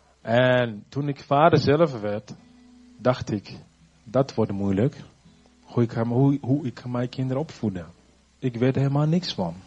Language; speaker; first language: Dutch; non-native, fluent; Rundi